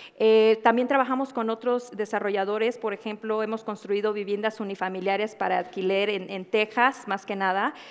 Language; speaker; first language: Spanish; early bilingual, heritage; Spanish